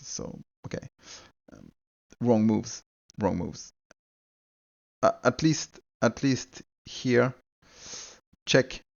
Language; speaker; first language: English; non-native, fluent; French